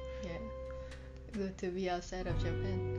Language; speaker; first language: English; non-native, fluent; Japanese